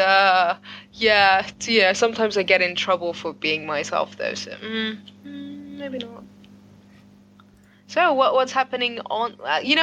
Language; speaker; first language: English; non-native, fluent; Greek